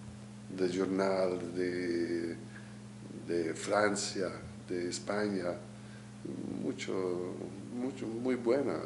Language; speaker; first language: Spanish; non-native, learner; Italian